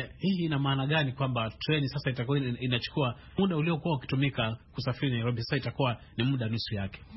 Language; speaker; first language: Swahili; non-native, local second language; Kamba